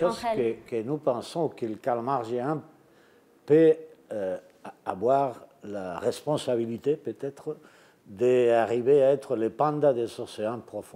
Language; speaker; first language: French; non-native, fluent; Spanish